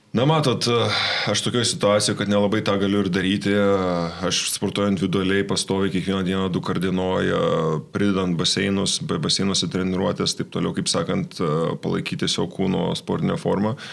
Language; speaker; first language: Lithuanian; native; Lithuanian